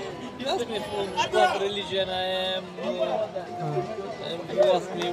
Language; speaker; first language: English; non-native, learner; Romanian